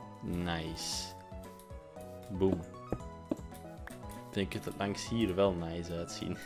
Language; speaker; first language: Dutch; native; Dutch